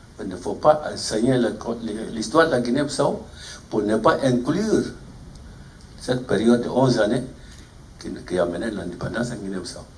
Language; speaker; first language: French; non-native, fluent; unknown